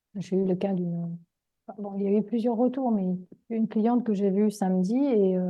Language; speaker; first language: French; native; French